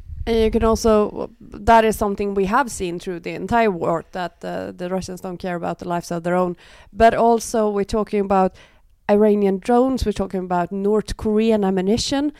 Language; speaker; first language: English; non-native, fluent; Swedish